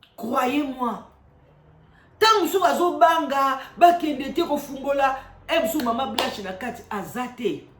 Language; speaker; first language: Lingala; non-native, local second language; Kongo